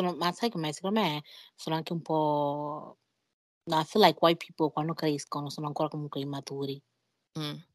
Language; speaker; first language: Italian; native; Italian